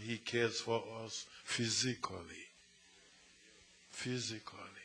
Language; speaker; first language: English; non-native, fluent; Haitian Creole